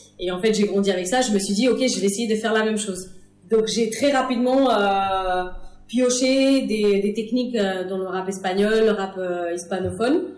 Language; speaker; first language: French; non-native, fluent; English